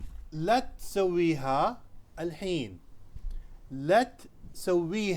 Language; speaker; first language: Arabic; non-native, fluent; Urdu